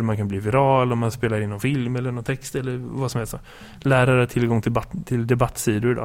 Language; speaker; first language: Swedish; native; Swedish